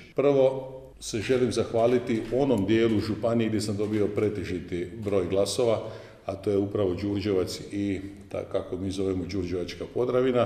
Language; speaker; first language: Croatian; native; Croatian